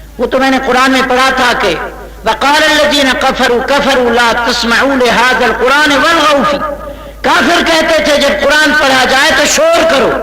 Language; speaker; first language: Urdu; non-native, local second language; Saraiki